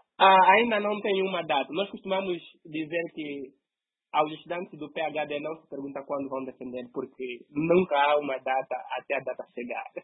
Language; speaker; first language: Portuguese; native; Portuguese